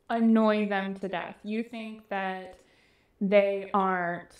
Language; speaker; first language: English; native; English